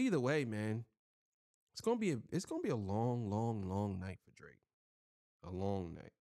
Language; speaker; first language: English; native; English